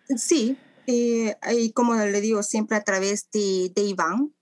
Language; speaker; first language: Spanish; native; Spanish